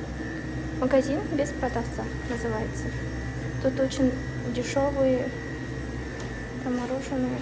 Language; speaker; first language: Russian; non-native, local second language; Kazakh